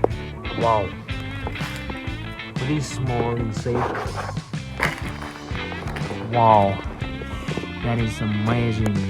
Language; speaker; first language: English; non-native, learner; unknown